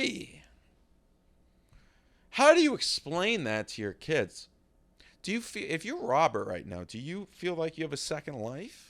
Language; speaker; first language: English; native; English